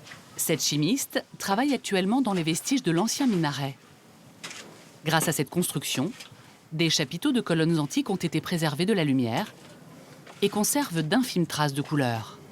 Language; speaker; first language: French; native; French